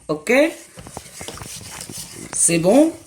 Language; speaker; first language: French; non-native, fluent; English